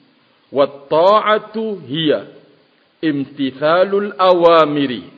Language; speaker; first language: Arabic; non-native, fluent; Indonesian